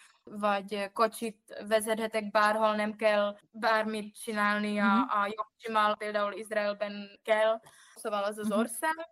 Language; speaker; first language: Hungarian; non-native, fluent; Czech